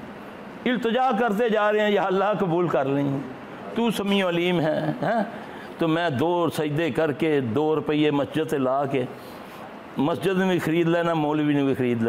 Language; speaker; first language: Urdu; non-native, local second language; Punjabi